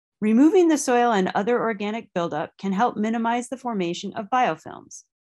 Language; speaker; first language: English; native; English